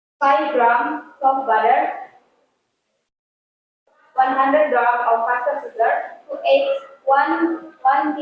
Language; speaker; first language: English; non-native, learner; Indonesian